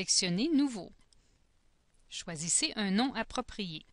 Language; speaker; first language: French; native; French